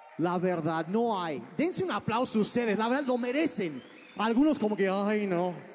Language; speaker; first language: Spanish; early bilingual, other home language; English